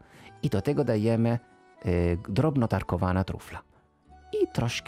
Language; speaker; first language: Polish; non-native, fluent; Italian